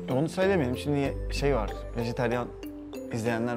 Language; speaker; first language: Turkish; native; Turkish